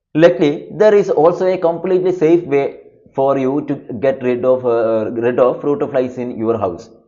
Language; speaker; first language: English; non-native, local second language; Malayalam